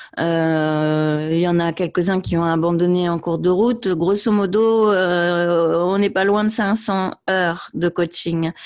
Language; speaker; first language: French; native; French